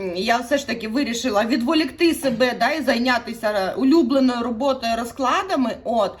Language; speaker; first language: Ukrainian; non-native, local second language; Russian